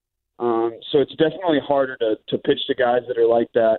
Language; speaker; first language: English; native; English